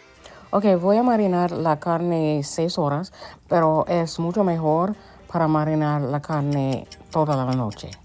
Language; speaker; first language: Spanish; early bilingual, heritage; English